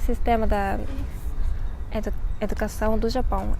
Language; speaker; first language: Portuguese; non-native, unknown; Japanese